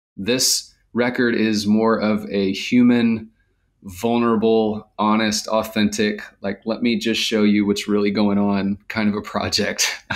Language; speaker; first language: English; native; English